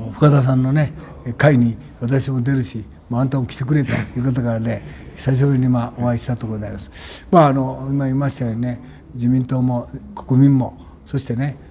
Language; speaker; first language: Japanese; native; Japanese